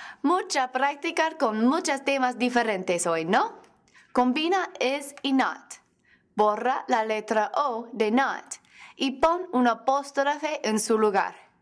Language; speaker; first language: Spanish; non-native, fluent; English